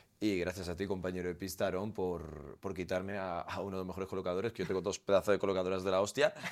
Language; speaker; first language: Spanish; native; Spanish